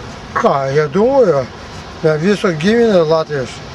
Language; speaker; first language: Latvian; non-native, learner; Russian